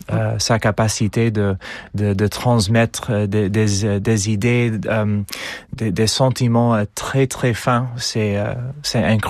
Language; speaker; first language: French; non-native, fluent; English